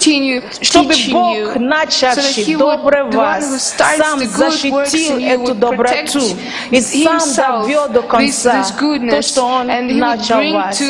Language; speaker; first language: Russian; non-native, fluent; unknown